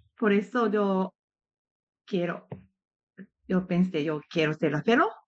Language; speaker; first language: Spanish; non-native, learner; Japanese